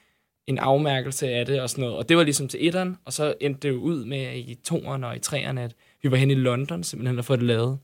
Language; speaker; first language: Danish; native; Danish